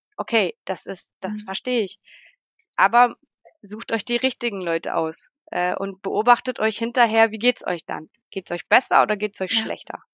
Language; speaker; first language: German; native; German